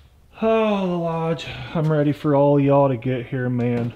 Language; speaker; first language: English; native; English